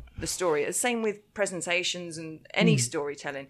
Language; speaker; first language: English; native; English